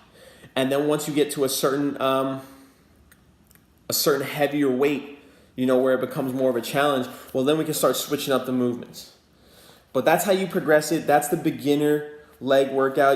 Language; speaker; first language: English; native; English